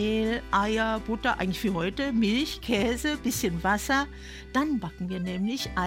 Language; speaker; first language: German; native; German